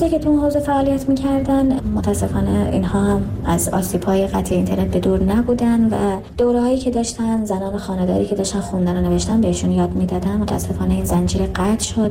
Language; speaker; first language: Persian; non-native, local second language; Kurdish